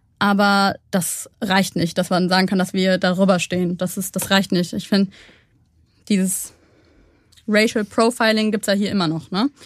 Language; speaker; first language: German; native; German